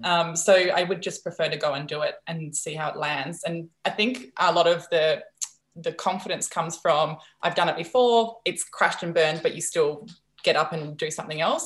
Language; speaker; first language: English; non-native, fluent; Dutch